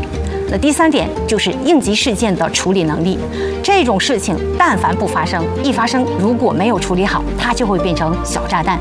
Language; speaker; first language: Chinese; native; Chinese